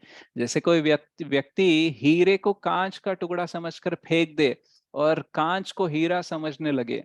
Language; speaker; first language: Hindi; native; Hindi